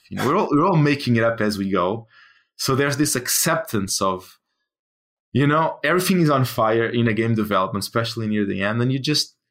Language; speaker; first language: English; non-native, fluent; Portuguese